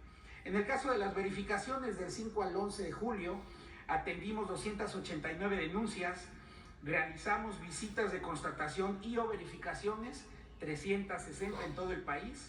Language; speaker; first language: Spanish; native; Spanish